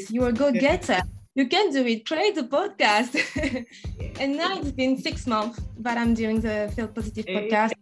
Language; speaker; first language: English; non-native, fluent; French